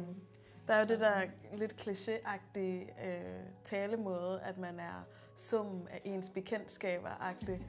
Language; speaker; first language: Danish; native; Danish